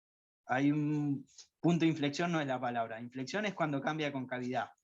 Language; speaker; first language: Spanish; native; Spanish